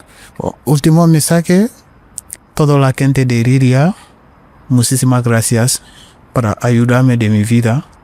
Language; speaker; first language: Spanish; non-native, learner; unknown